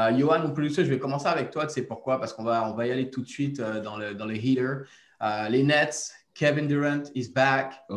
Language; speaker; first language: French; native; French